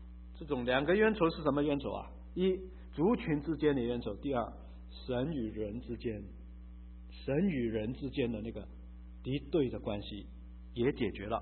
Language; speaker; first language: Chinese; native; Chinese